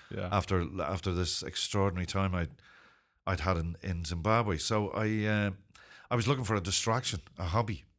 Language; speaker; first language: English; native; English